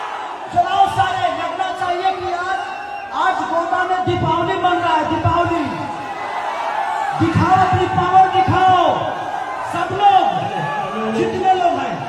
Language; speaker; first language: Hindi; non-native, local second language; Bhojpuri